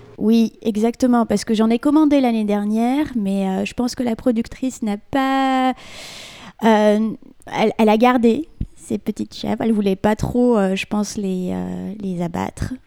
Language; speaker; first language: French; non-native, local second language; Arabic